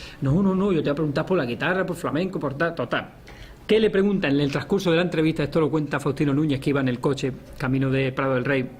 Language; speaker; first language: Spanish; native; Spanish